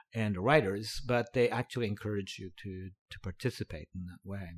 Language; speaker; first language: English; non-native, local second language; Filipino